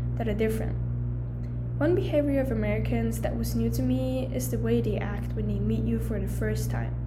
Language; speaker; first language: English; early bilingual, other home language; German